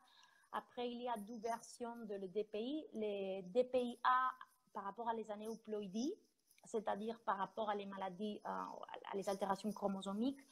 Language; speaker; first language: French; non-native, fluent; Spanish